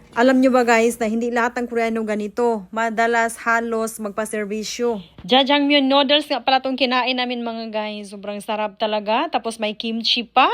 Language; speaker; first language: Filipino; non-native, local second language; Cebuano